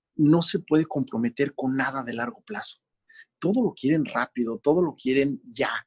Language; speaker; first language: Spanish; native; Spanish